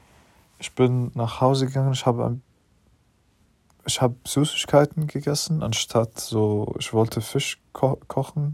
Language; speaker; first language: German; non-native, learner; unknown